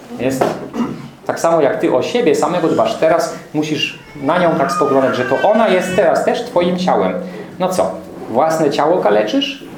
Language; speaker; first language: Polish; non-native, fluent; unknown